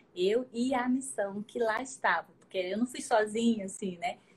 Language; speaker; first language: Portuguese; native; Portuguese